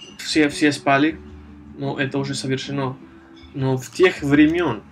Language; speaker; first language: Russian; non-native, fluent; Spanish